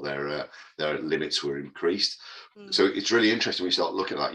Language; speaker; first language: English; native; English